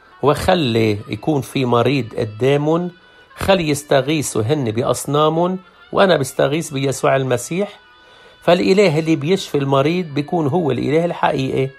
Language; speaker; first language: Arabic; native; Arabic